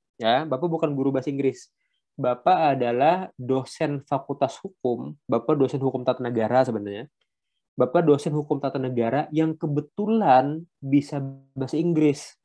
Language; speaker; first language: Indonesian; non-native, local second language; Banjar